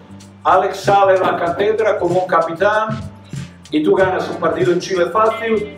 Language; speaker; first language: Spanish; non-native, fluent; Serbian